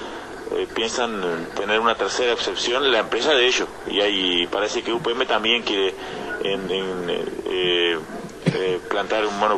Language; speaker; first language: Spanish; native; Spanish